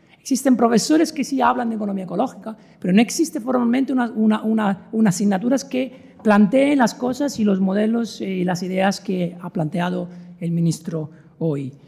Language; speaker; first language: Spanish; non-native, fluent; Italian